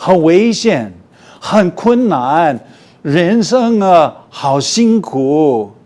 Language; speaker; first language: Chinese; non-native, fluent; English